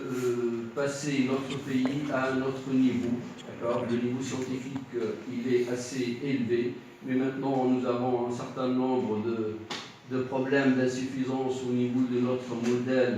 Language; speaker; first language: French; non-native, local second language; Arabic